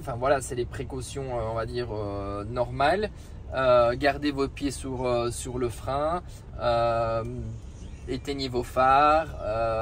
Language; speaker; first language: French; native; French